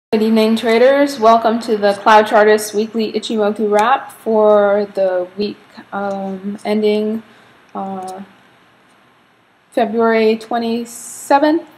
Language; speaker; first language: English; native; English